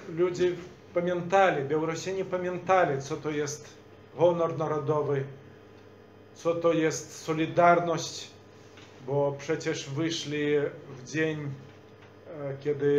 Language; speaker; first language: Polish; non-native, fluent; Belarusian